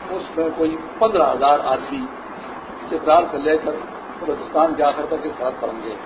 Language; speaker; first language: Urdu; non-native, local second language; Pashto